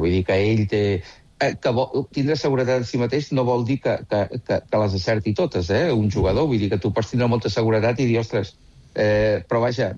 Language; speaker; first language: Catalan; native; Catalan